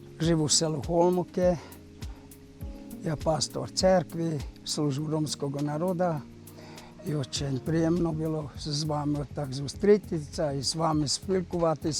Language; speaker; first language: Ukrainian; non-native, local second language; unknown